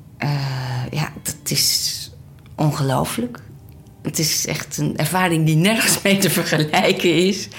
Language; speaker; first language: Dutch; native; Dutch